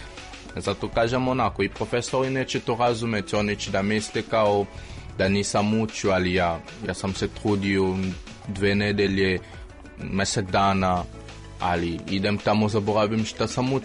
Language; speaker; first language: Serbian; non-native, fluent; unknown